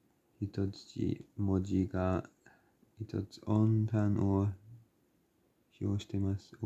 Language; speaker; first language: Japanese; non-native, learner; English